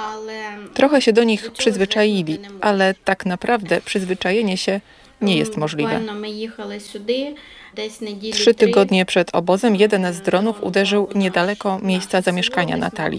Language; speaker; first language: Polish; native; Polish